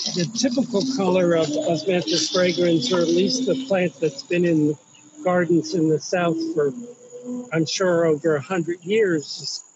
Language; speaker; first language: English; native; English